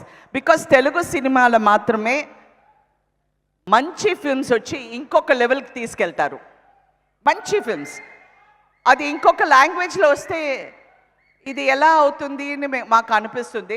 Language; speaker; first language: Telugu; non-native, fluent; Tamil